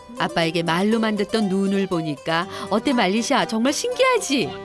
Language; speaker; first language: Korean; native; Korean